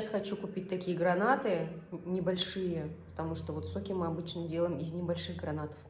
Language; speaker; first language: Russian; native; Russian